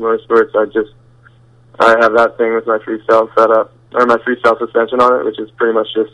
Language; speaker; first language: English; native; English